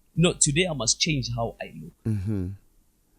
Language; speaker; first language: English; non-native, local second language; Zulu